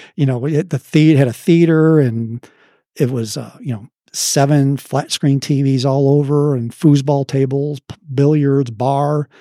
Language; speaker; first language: English; native; English